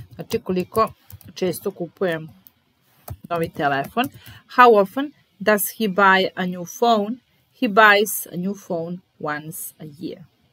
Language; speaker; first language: English; non-native, fluent; Serbian